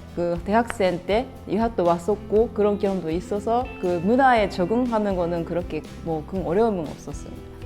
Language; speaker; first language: Korean; non-native, fluent; Japanese